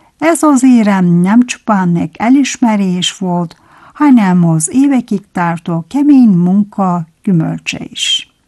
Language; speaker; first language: Hungarian; non-native, fluent; Turkish